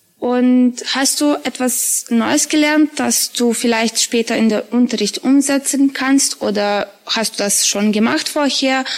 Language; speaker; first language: German; non-native, fluent; Serbian